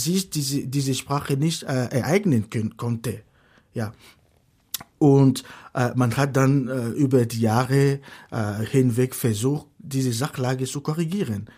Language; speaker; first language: German; non-native, fluent; Fon